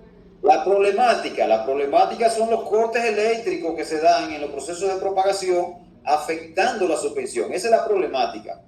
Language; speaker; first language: Spanish; native; Spanish